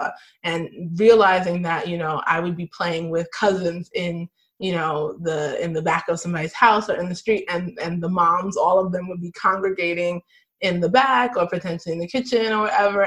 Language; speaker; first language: English; native; English